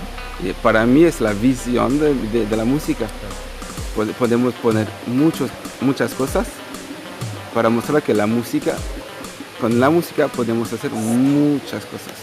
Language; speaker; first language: Spanish; non-native, fluent; Portuguese